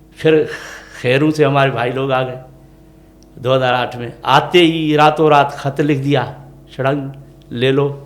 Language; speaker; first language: Urdu; non-native, local second language; Sindhi